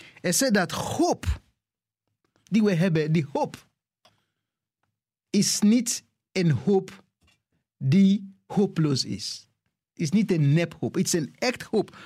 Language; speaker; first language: Dutch; non-native, fluent; English